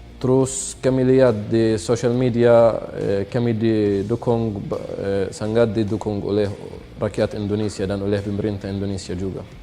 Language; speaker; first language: Indonesian; non-native, fluent; Arabic